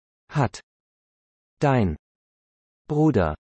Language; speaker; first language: German; non-native, learner; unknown